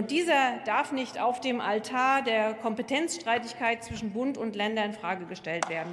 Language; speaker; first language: German; native; German